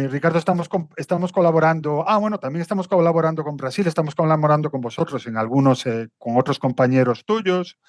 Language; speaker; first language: Spanish; native; Spanish